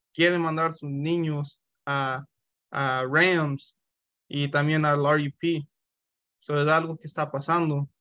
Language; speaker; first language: Spanish; early bilingual, heritage; Spanish